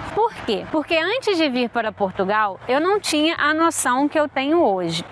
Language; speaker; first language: Portuguese; native; Portuguese